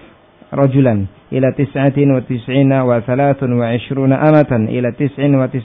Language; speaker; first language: Arabic; non-native, fluent; Indonesian